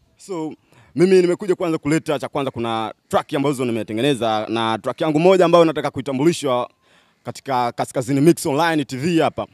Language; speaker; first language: Swahili; native; Swahili